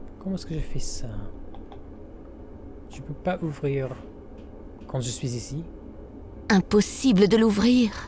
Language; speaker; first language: French; non-native, learner; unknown